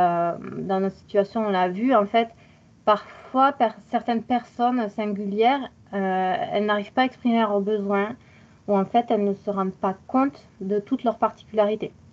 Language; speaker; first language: French; native; French